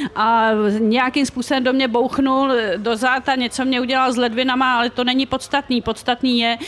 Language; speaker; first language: Czech; native; Czech